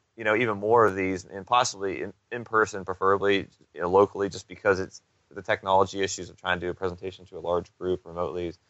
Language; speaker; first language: English; native; English